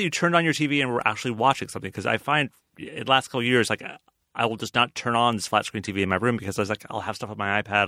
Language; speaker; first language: English; native; English